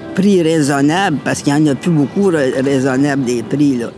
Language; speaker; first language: French; native; French